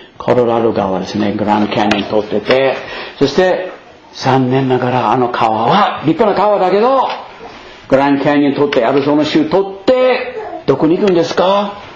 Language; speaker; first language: Japanese; non-native, fluent; English